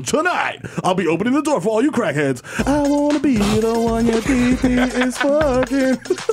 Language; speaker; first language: English; early bilingual, other home language; Spanish